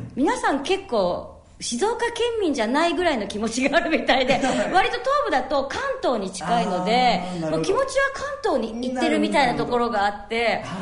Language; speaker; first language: Japanese; native; Japanese